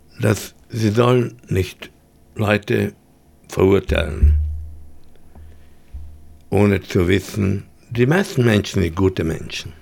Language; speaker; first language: German; early bilingual, heritage; German